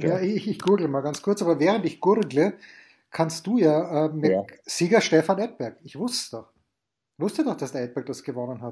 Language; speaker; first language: German; native; German